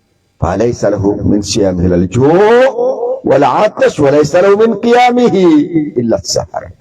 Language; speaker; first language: Arabic; non-native, fluent; Indonesian